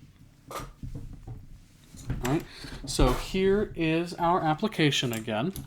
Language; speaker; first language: English; native; English